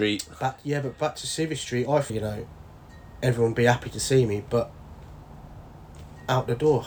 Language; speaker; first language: English; native; English